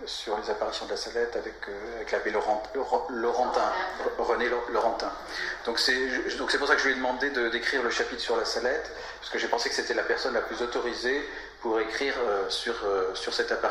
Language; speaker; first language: French; native; French